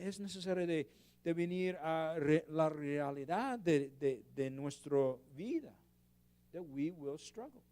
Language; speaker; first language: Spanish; non-native, learner; English